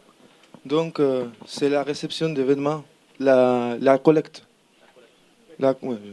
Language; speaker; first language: French; non-native, learner; Spanish